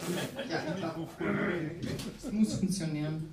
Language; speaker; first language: German; non-native, learner; Dutch